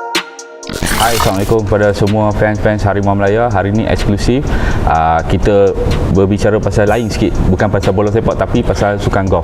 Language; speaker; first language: Malay; native; Malay